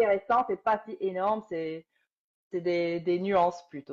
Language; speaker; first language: French; native; French